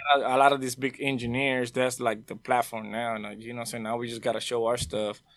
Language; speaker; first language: English; non-native, fluent; Spanish